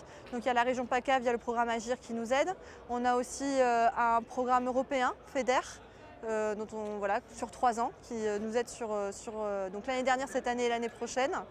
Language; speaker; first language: French; native; French